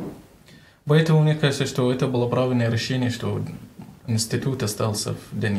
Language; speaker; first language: Russian; non-native, learner; Arabic